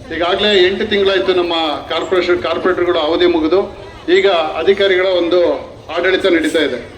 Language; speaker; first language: Kannada; native; Kannada